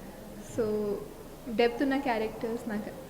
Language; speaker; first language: Telugu; non-native, local second language; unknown